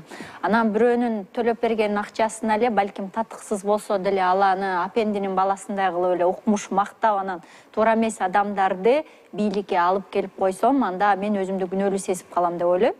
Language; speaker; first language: Kyrgyz; native; Kyrgyz